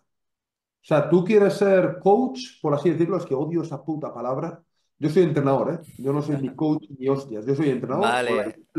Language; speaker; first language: Spanish; native; Spanish